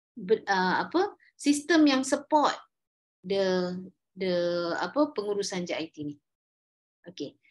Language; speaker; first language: Malay; native; Malay